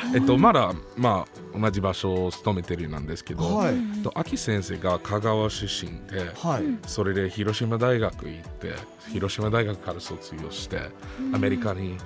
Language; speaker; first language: Japanese; non-native, fluent; English